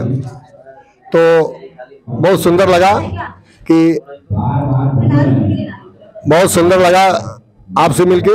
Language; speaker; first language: Hindi; native; Hindi